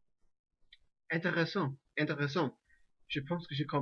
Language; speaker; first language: French; non-native, learner; English